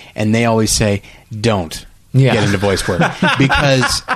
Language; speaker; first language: English; native; English